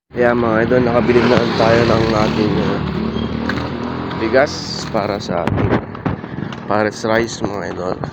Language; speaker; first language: Filipino; non-native, local second language; Iloko